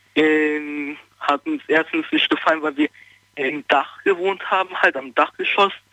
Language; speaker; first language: German; early bilingual, other home language; Turkish